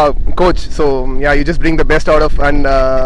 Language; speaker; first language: English; non-native, local second language; Tamil